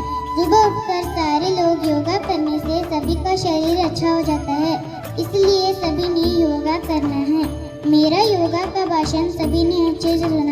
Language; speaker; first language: Hindi; non-native, local second language; Kannada